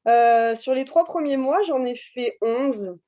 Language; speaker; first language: French; native; French